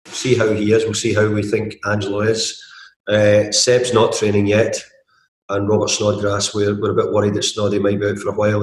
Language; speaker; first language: English; native; English